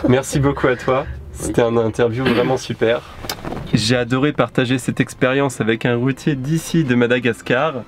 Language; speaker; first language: French; native; French